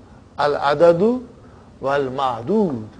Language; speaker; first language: Arabic; non-native, fluent; Urdu